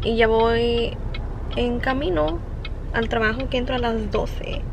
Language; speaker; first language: Spanish; early bilingual, heritage; Spanish